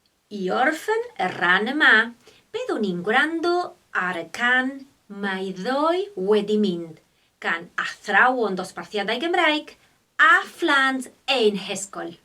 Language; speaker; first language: Welsh; non-native, local second language; Spanish